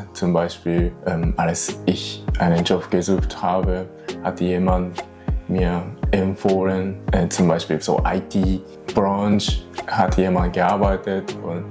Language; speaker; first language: German; non-native, learner; Japanese